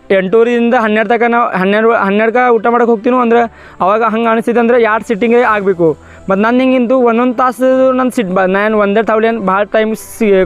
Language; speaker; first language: Kannada; non-native, local second language; Marathi